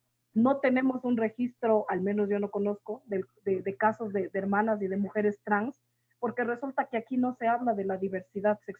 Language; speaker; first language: Spanish; native; Spanish